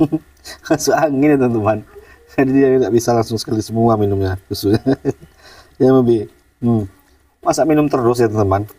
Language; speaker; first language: Indonesian; native; Indonesian